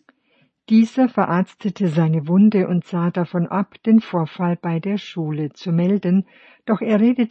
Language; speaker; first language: German; native; German